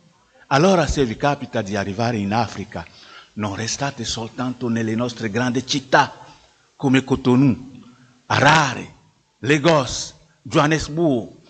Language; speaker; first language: Italian; non-native, fluent; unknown